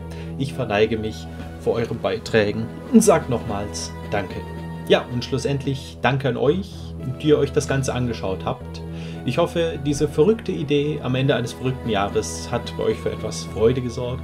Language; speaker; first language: German; native; German